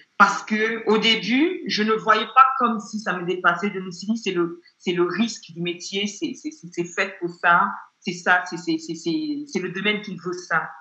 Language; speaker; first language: French; non-native, fluent; Yoruba